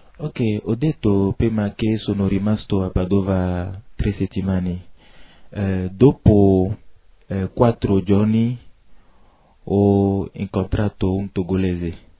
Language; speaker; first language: Italian; non-native, learner; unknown